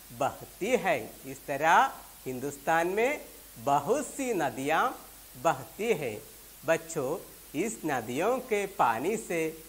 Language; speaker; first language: Urdu; non-native, local second language; Malayalam